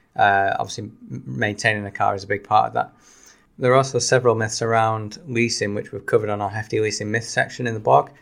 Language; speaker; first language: English; native; English